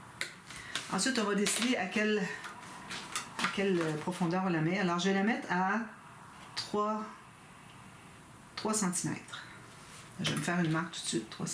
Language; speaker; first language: French; native; French